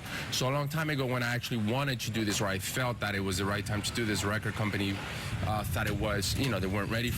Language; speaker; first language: English; early bilingual, other home language; Spanish